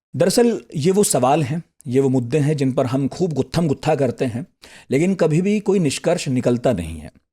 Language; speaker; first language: Hindi; native; Hindi